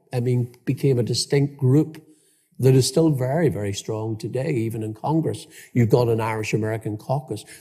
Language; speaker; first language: English; native; English